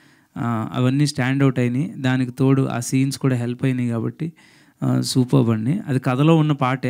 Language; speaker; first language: Telugu; native; Telugu